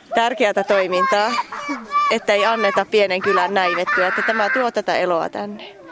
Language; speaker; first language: Finnish; native; Finnish